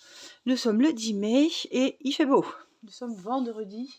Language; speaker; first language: French; native; French